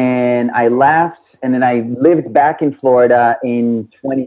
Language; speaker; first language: English; non-native, fluent; Portuguese